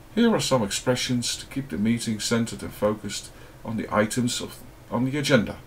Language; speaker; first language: English; non-native, fluent; Dutch